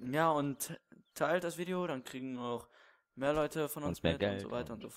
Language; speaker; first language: German; native; German